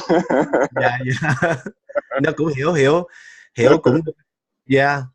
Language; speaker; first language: Vietnamese; non-native, learner; English